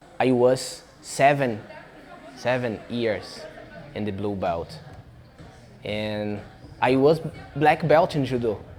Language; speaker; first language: English; non-native, learner; Portuguese